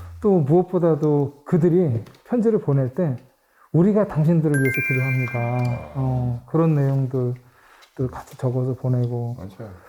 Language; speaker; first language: Korean; native; Korean